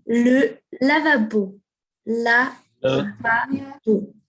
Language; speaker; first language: French; non-native, fluent; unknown